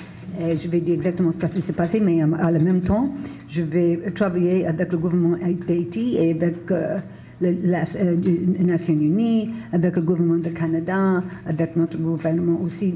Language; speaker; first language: French; non-native, fluent; English